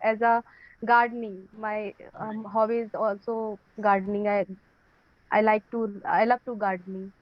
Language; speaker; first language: English; non-native, learner; Hindi